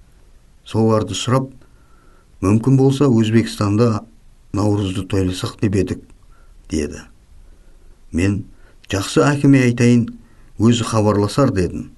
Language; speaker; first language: Kazakh; native; Kazakh